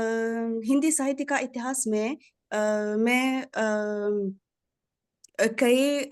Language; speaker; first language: Hindi; non-native, fluent; Arabic